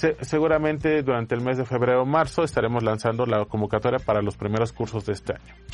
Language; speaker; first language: Spanish; native; Spanish